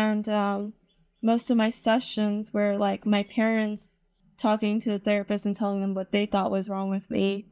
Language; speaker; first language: English; native; English